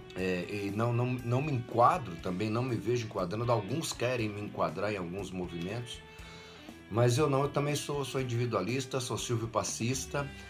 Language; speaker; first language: Portuguese; native; Portuguese